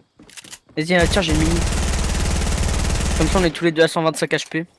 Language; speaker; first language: French; native; French